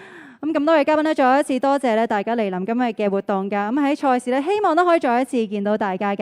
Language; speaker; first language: Cantonese; native; Cantonese